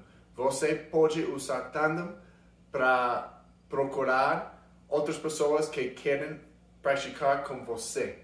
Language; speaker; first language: Portuguese; non-native, learner; English